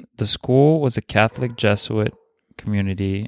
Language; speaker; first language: English; non-native, fluent; Bulgarian